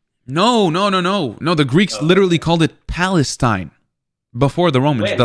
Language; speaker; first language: English; native; English